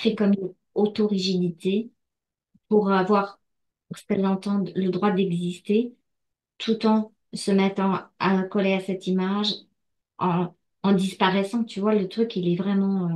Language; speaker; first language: French; native; French